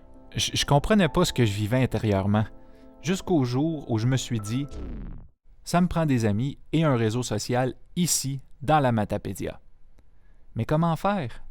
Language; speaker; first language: French; native; French